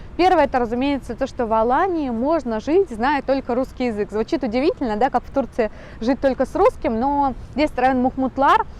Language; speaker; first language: Russian; native; Russian